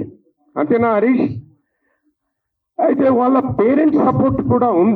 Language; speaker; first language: Telugu; native; Telugu